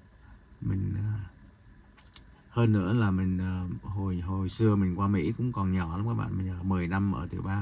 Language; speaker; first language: Vietnamese; early bilingual, heritage; Vietnamese